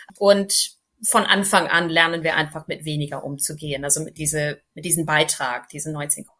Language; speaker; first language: German; non-native, fluent; English